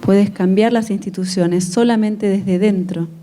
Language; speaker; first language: Spanish; native; Spanish